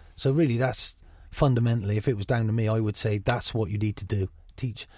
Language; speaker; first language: English; native; English